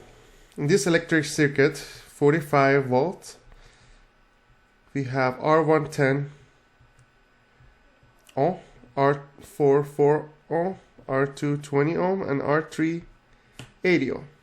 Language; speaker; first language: English; non-native, fluent; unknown